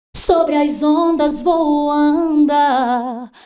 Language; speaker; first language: Portuguese; native; Portuguese